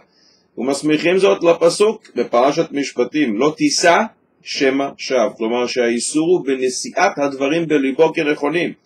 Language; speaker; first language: Hebrew; native; Hebrew